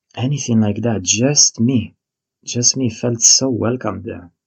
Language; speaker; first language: English; non-native, fluent; Hebrew